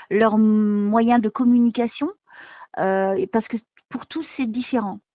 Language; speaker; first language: French; native; French